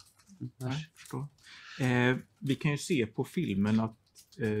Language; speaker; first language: Swedish; native; Swedish